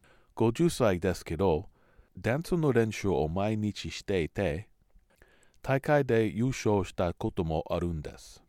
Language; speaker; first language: Japanese; non-native, learner; English